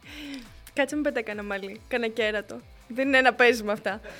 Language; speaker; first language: Greek; native; Greek